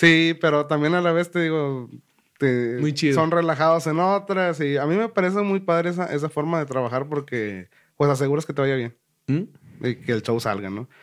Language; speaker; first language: Spanish; native; Spanish